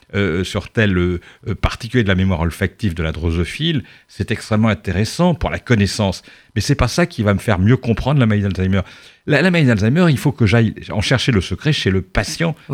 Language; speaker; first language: French; native; French